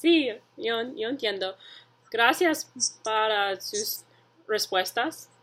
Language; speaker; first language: Spanish; early bilingual, heritage; English